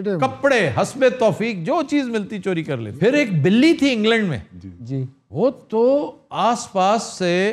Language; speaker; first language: Urdu; native; Urdu